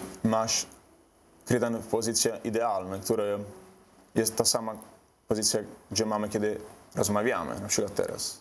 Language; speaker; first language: Polish; non-native, learner; Italian